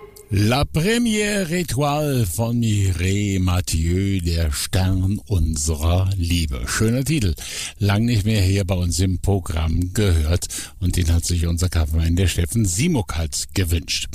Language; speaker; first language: German; native; German